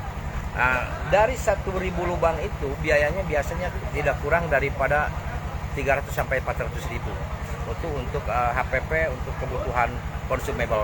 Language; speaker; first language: Indonesian; native; Indonesian